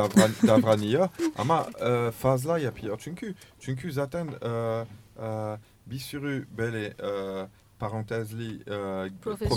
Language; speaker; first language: Turkish; non-native, learner; French